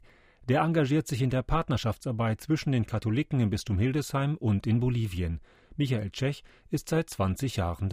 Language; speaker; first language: German; native; German